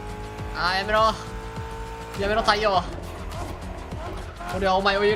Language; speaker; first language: Japanese; native; Japanese